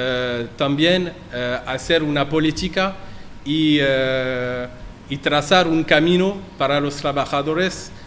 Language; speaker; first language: Spanish; non-native, learner; French